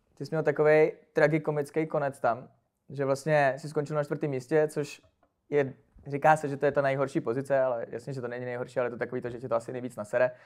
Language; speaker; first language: Czech; native; Czech